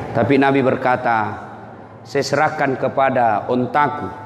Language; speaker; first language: Indonesian; native; Indonesian